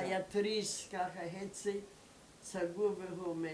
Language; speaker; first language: Hebrew; non-native, learner; German